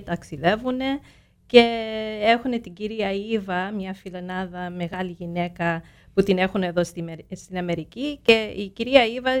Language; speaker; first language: Greek; early bilingual, heritage; Greek